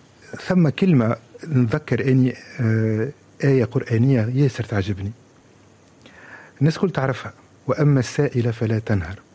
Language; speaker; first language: Arabic; native; Arabic